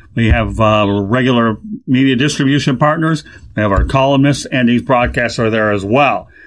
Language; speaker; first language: English; native; English